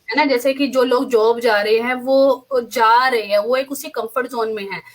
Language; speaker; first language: Hindi; native; Hindi